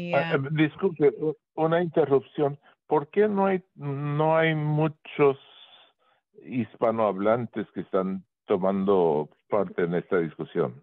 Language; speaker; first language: Spanish; early bilingual, heritage; Spanish